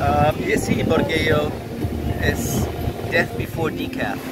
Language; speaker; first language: Spanish; non-native, learner; English